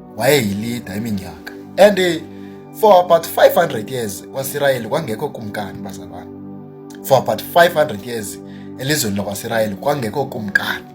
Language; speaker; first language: Zulu; non-native, local second language; Xhosa